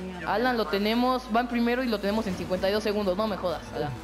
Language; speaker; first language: Spanish; native; Spanish